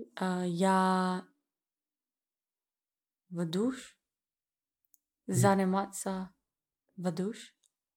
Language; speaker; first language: Russian; non-native, learner; English